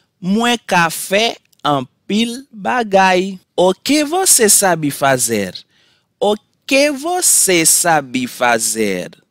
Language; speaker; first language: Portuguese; non-native, learner; Haitian Creole